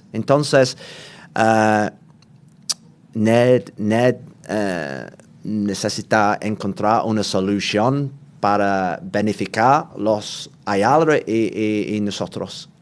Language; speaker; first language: Spanish; non-native, learner; English